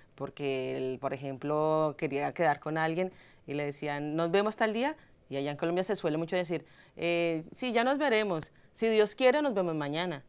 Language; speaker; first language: Spanish; native; Spanish